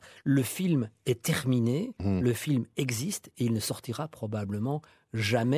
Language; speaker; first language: French; native; French